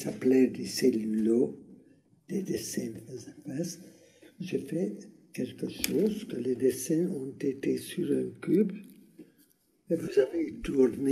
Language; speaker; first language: French; non-native, learner; Hungarian